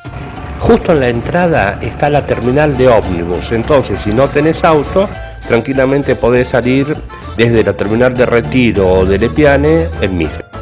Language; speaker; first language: Spanish; native; Spanish